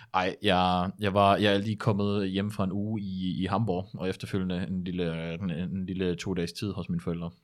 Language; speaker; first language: Danish; early bilingual, other home language; German